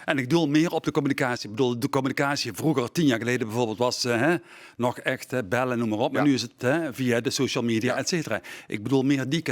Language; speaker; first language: Dutch; native; Dutch